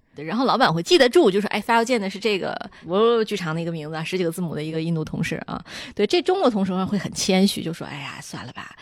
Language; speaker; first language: Chinese; native; Chinese